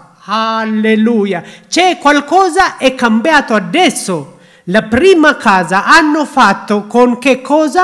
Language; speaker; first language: Italian; non-native, learner; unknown